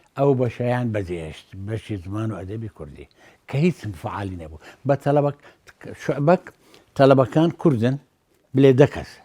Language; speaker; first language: Central Kurdish; non-native, local second language; Azerbaijani